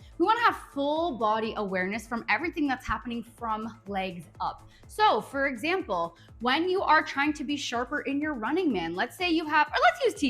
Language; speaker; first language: English; native; English